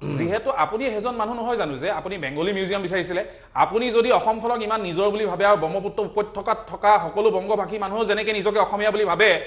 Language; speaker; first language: Assamese; native; Assamese